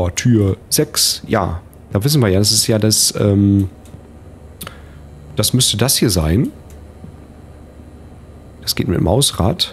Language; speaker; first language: German; native; German